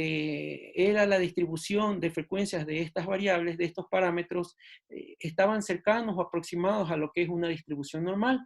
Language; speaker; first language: Spanish; native; Spanish